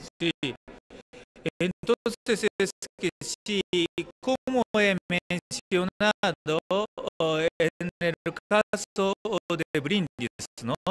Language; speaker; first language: Spanish; non-native, learner; Japanese